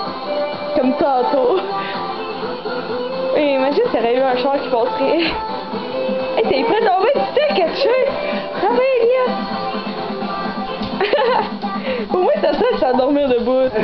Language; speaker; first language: French; native; French